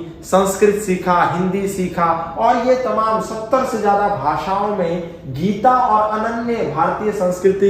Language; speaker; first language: Hindi; native; Hindi